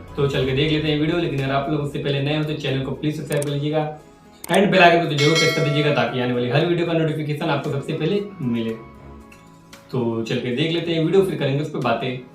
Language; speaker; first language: Hindi; native; Hindi